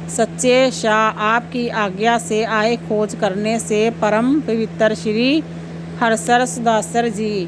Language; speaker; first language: Hindi; non-native, local second language; Punjabi